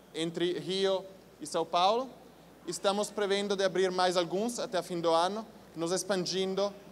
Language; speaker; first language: Portuguese; non-native, fluent; Italian